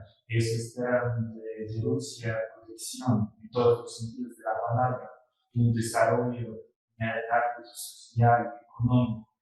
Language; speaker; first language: Spanish; non-native, fluent; Russian